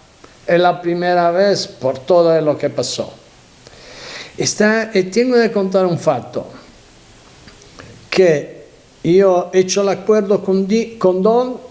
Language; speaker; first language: Spanish; non-native, learner; Italian